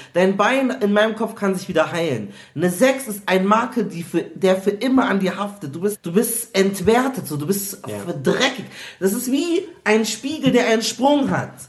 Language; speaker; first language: German; early bilingual, other home language; Igbo